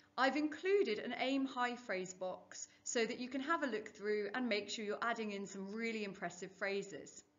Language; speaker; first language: English; native; English